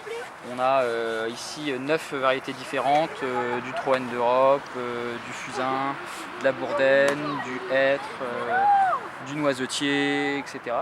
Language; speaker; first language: French; native; French